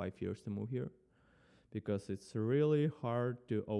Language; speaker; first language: English; non-native, fluent; Ukrainian